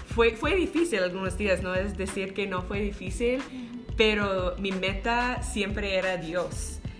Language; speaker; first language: Spanish; non-native, fluent; English